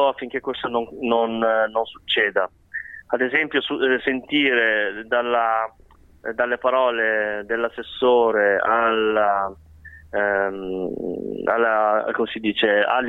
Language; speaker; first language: Italian; early bilingual, other home language; Chinese